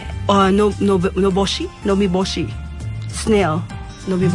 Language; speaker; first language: Japanese; non-native, learner; Filipino